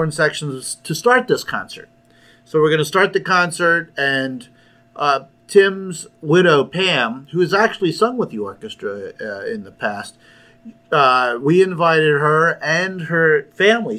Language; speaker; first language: English; native; English